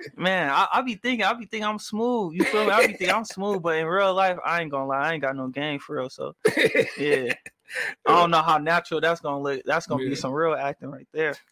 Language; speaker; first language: English; native; English